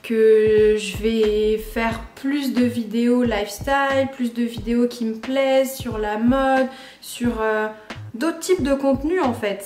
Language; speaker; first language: French; native; French